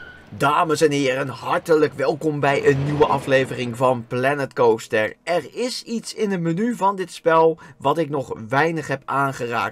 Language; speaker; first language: Dutch; native; Dutch